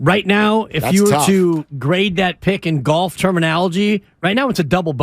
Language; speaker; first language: English; native; English